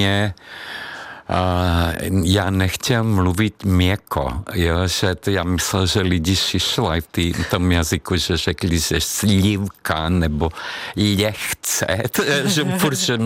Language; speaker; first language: Czech; non-native, fluent; Hungarian